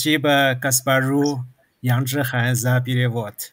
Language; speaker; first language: Russian; non-native, fluent; Chinese